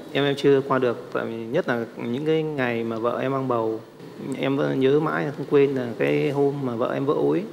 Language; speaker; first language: Vietnamese; native; Vietnamese